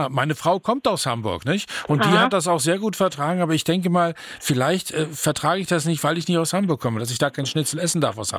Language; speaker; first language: German; native; German